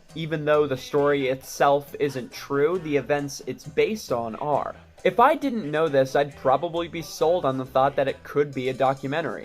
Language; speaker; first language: English; native; English